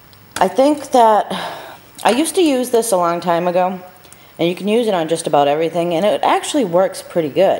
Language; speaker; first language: English; native; English